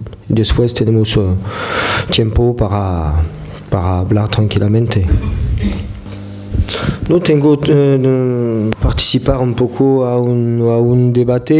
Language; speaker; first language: Spanish; non-native, fluent; French